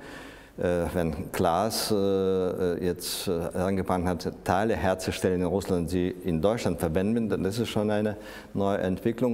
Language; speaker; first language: German; non-native, fluent; Russian